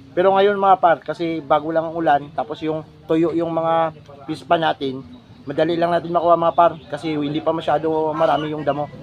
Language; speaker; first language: Filipino; non-native, local second language; Hiligaynon